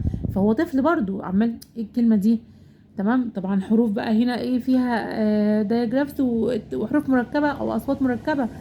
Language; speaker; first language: Arabic; native; Arabic